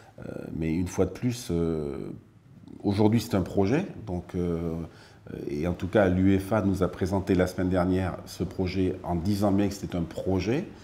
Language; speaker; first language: French; native; French